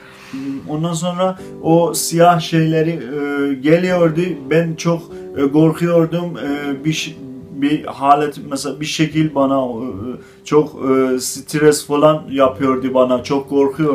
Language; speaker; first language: Turkish; non-native, fluent; Azerbaijani